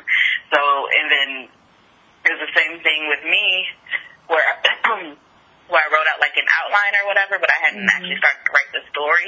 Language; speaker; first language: English; native; English